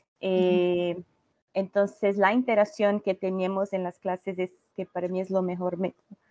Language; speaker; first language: Spanish; non-native, learner; Portuguese